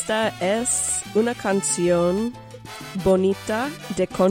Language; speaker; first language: Spanish; non-native, local second language; English